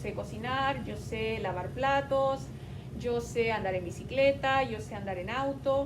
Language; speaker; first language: Spanish; non-native, fluent; English